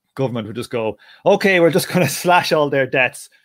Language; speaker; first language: English; native; English